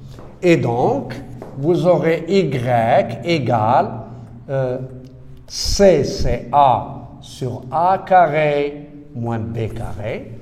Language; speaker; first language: French; non-native, local second language; Arabic